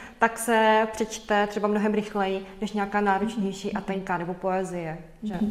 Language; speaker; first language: Czech; native; Czech